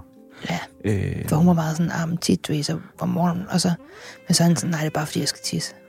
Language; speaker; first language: Danish; native; Danish